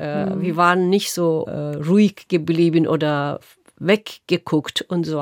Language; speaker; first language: German; non-native, local second language; Turkish